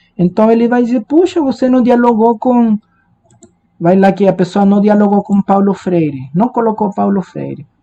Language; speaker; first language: Portuguese; non-native, fluent; Spanish